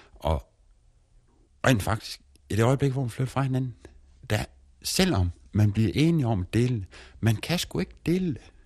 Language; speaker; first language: Danish; native; Danish